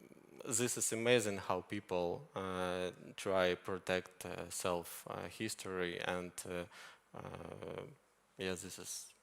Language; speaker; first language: English; non-native, learner; Ukrainian